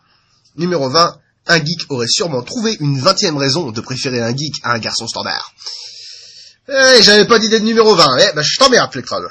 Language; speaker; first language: French; native; French